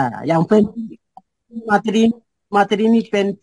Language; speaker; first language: Indonesian; non-native, local second language; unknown